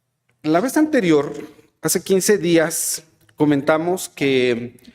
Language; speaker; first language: Spanish; native; Spanish